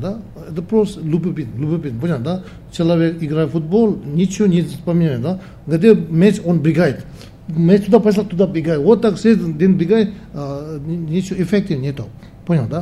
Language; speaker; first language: Russian; non-native, learner; Tibetan